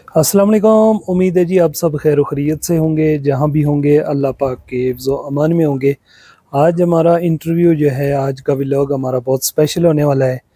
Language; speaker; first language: Urdu; non-native, local second language; Punjabi